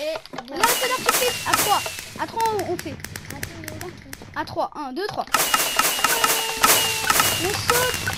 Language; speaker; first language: French; native; French